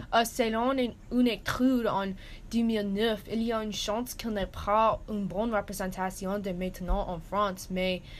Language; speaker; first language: French; non-native, learner; English